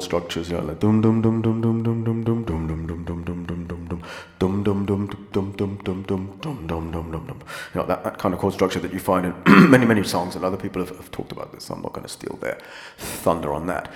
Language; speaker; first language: English; native; English